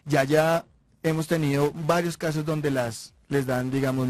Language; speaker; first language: Spanish; native; Spanish